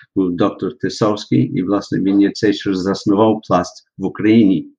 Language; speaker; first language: Ukrainian; early bilingual, heritage; English